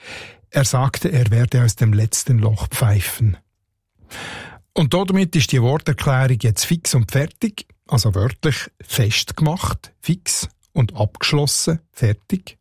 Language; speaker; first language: German; native; German